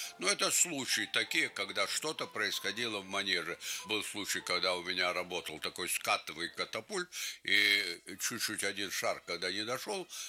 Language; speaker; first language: Russian; non-native, local second language; Lithuanian